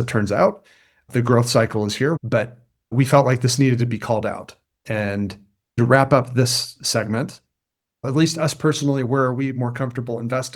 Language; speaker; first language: English; native; English